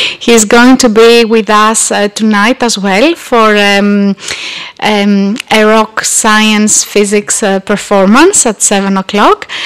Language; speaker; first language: English; non-native, fluent; Greek